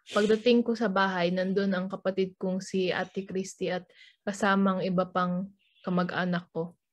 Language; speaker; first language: Filipino; native; Filipino